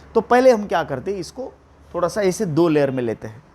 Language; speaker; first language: Hindi; non-native, local second language; Marathi